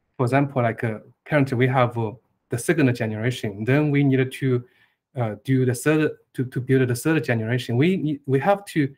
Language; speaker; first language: English; non-native, fluent; Chinese